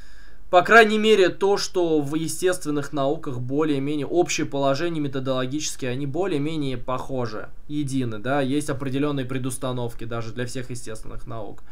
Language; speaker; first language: Russian; native; Russian